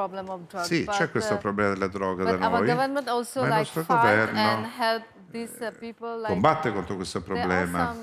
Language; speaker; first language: Italian; non-native, fluent; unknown